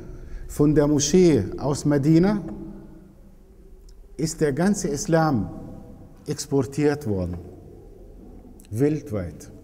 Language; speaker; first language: German; non-native, fluent; Arabic